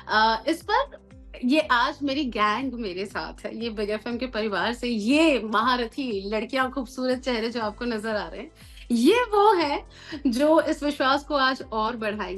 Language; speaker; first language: Hindi; native; Hindi